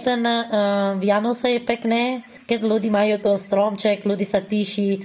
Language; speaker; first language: Slovak; non-native, learner; Persian